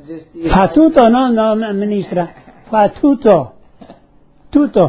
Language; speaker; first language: Italian; non-native, local second language; Friulian